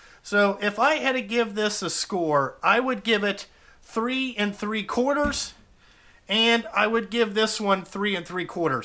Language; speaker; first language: English; native; English